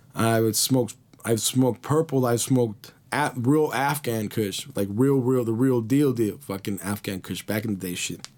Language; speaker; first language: English; early bilingual, other home language; Spanish